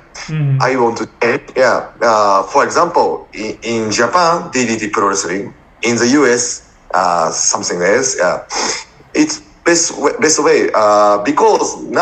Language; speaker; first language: English; non-native, learner; Japanese